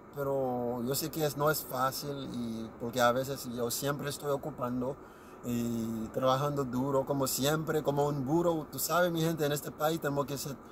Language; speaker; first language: Spanish; non-native, learner; Haitian Creole